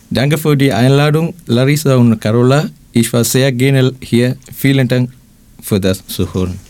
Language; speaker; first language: German; non-native, learner; Thai